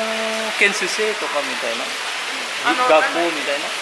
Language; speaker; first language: Japanese; non-native, learner; Indonesian